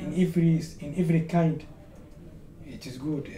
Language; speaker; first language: English; non-native, learner; Somali